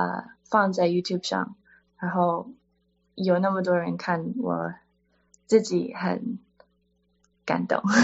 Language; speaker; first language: Chinese; early bilingual, heritage; Chinese